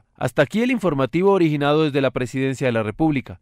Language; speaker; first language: Spanish; native; Spanish